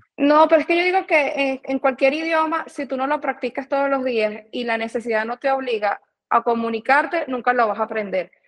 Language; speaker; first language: Spanish; native; Spanish